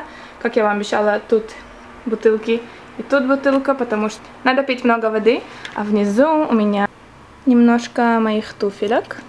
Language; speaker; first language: Russian; early bilingual, heritage; Russian